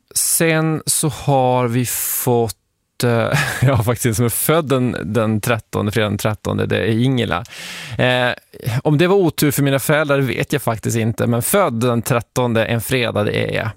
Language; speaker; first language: Swedish; native; Swedish